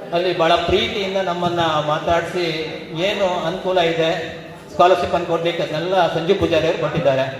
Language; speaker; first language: Kannada; native; Kannada